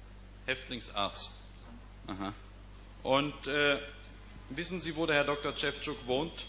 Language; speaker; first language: German; native; German